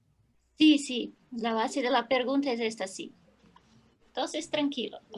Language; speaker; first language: Spanish; non-native, learner; Portuguese